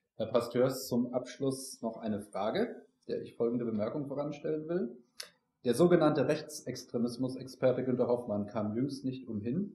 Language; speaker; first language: German; native; German